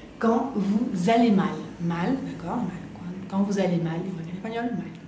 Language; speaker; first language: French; non-native, fluent; Spanish